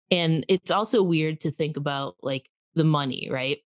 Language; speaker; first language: English; native; English